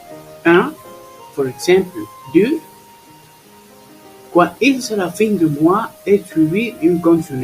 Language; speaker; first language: French; non-native, learner; Spanish